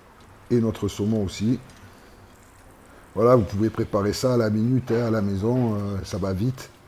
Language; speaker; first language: French; native; French